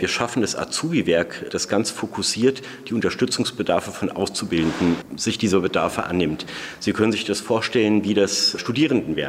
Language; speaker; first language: German; native; German